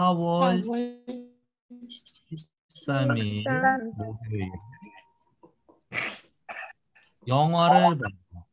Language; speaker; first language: Korean; non-native, fluent; Russian